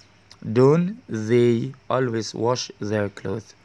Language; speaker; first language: English; non-native, learner; Indonesian